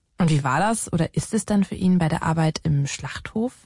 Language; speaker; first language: German; native; German